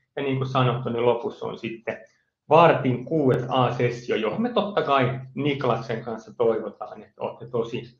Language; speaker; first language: Finnish; native; Finnish